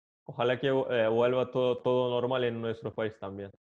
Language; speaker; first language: Spanish; non-native, fluent; Turkish